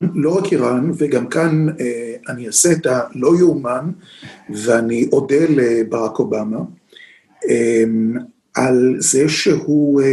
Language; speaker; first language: Hebrew; native; Hebrew